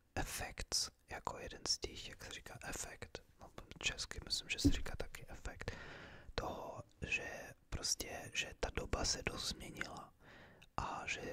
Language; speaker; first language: Czech; early bilingual, heritage; English